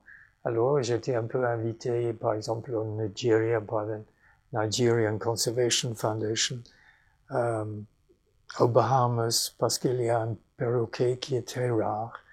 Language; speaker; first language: French; non-native, fluent; English